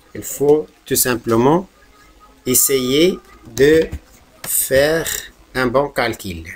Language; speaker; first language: French; non-native, local second language; Arabic